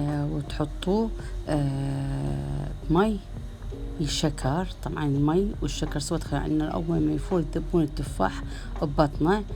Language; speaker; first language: Arabic; native; Arabic